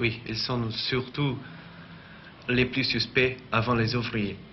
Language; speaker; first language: French; non-native, fluent; Portuguese